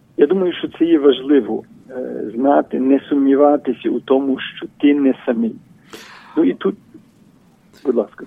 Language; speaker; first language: Ukrainian; early bilingual, heritage; Ukrainian